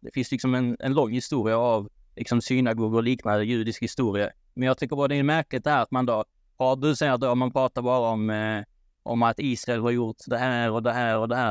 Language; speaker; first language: Swedish; native; Swedish